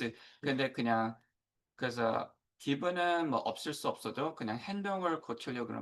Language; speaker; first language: Korean; non-native, learner; English